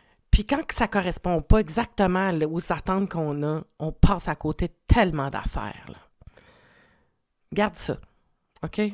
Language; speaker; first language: French; native; French